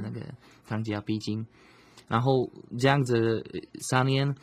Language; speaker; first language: Chinese; non-native, fluent; Slovak